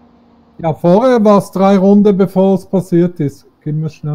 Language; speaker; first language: German; native; German